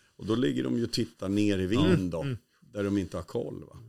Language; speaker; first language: Swedish; native; Swedish